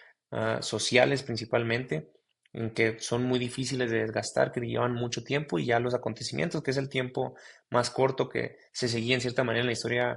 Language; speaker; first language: Spanish; native; Spanish